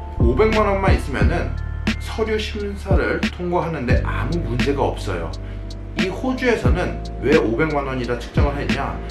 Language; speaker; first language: Korean; native; Korean